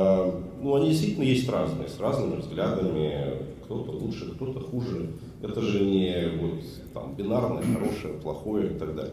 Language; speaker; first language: Russian; native; Russian